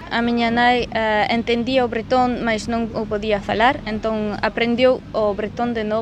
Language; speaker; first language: Galician; non-native, fluent; French